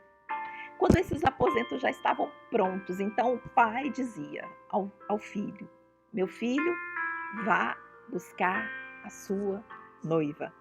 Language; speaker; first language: Portuguese; native; Portuguese